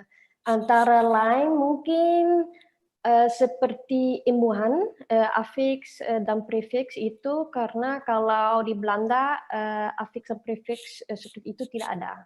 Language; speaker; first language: Indonesian; non-native, learner; Dutch